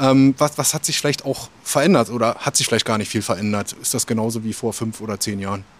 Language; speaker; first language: German; native; German